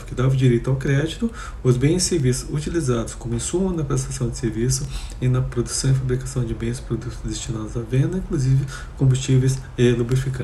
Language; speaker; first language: Portuguese; native; Portuguese